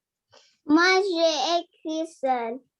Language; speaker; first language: French; non-native, learner; Arabic